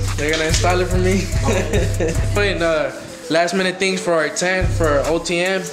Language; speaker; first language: English; early bilingual, other home language; Spanish